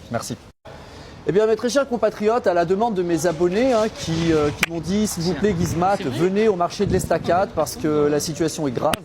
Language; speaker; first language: French; native; French